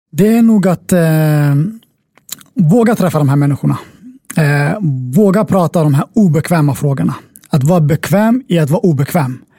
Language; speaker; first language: Swedish; early bilingual, other home language; Somali